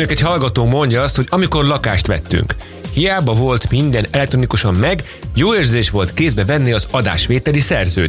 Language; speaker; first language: Hungarian; native; Hungarian